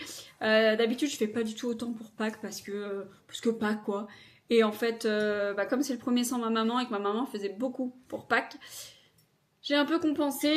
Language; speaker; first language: French; native; French